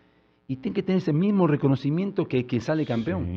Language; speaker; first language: Portuguese; non-native, learner; Spanish